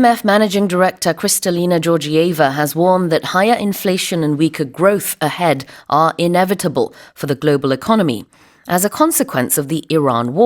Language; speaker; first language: English; non-native, fluent; Korean